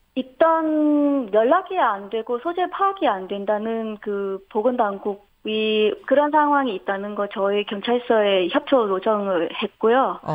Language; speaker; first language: Korean; non-native, fluent; Vietnamese